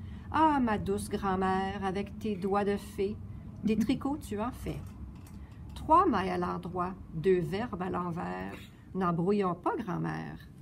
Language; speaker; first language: French; native; French